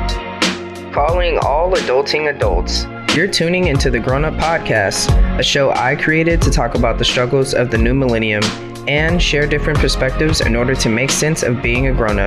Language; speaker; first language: English; native; English